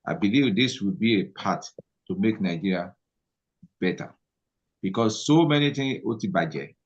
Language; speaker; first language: English; non-native, local second language; Yoruba